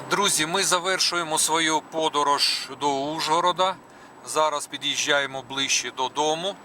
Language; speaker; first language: Ukrainian; non-native, local second language; Russian